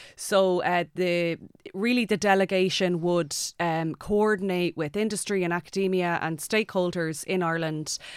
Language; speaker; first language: English; native; English